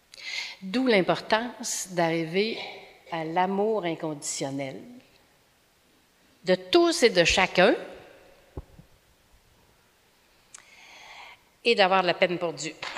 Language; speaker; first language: French; native; French